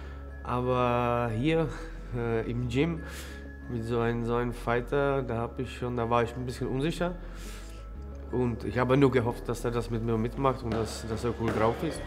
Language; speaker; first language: German; non-native, learner; Czech